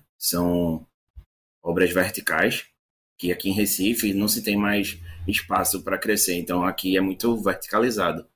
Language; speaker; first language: Portuguese; native; Portuguese